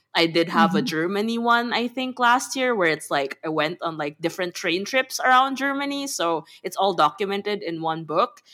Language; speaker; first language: English; non-native, local second language; Filipino